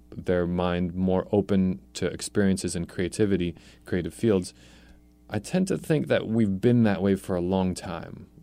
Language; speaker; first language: English; native; English